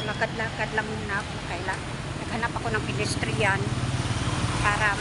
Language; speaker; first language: Filipino; non-native, local second language; Cebuano